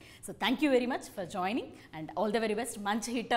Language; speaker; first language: Telugu; native; Telugu